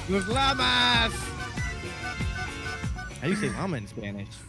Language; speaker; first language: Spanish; non-native, learner; English